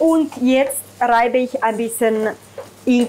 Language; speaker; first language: German; non-native, fluent; Italian